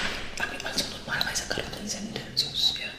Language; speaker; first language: German; non-native, learner; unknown